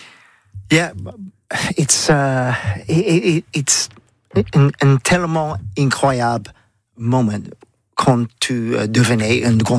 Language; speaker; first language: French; non-native, learner; English